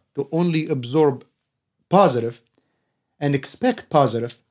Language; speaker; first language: English; non-native, fluent; Arabic